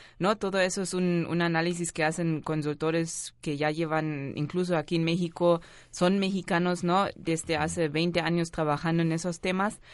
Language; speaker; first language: Spanish; non-native, fluent; German